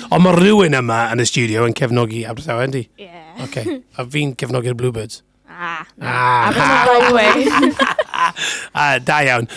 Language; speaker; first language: Welsh; non-native, local second language; English